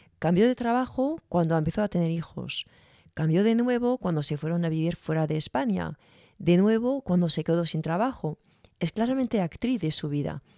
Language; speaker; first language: Spanish; non-native, fluent; French